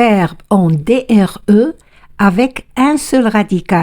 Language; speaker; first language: French; non-native, fluent; Spanish